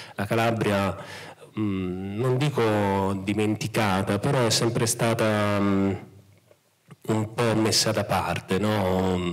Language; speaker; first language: Italian; native; Italian